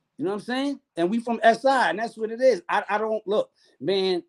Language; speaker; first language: English; native; English